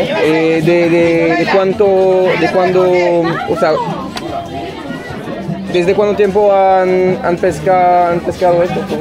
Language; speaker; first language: Spanish; non-native, fluent; French